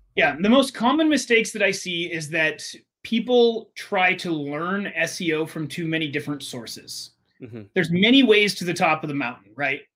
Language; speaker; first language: English; native; English